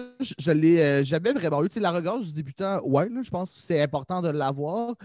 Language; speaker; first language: French; native; French